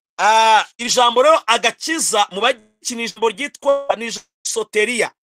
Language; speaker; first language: Kinyarwanda; native; Kinyarwanda